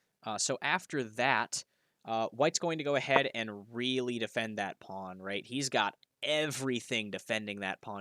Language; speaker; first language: English; native; English